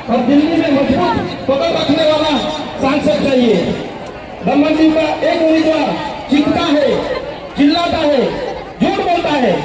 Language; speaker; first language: Hindi; non-native, local second language; Gujarati